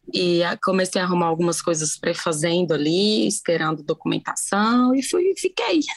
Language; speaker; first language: Portuguese; native; Portuguese